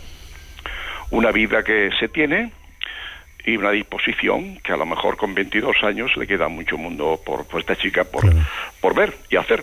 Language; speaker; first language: Spanish; native; Spanish